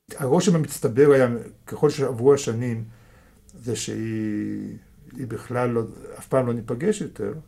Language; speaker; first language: Hebrew; early bilingual, other home language; Russian